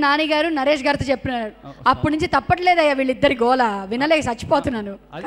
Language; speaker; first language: Telugu; native; Telugu